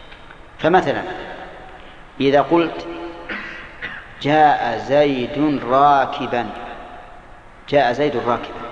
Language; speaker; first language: Arabic; native; Arabic